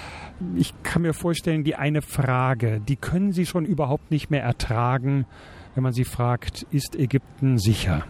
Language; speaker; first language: German; native; German